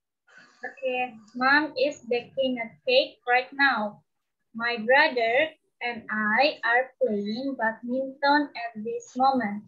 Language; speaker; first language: English; non-native, learner; Indonesian